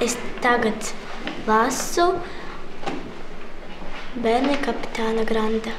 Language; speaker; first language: Latvian; non-native, local second language; Russian